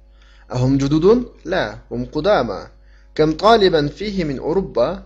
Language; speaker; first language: Arabic; non-native, fluent; Uyghur